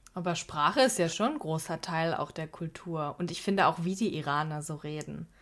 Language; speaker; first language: German; early bilingual, other home language; Persian